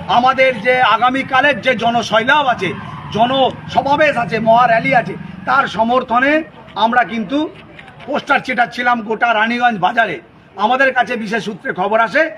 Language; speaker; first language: Bangla; non-native, local second language; Santali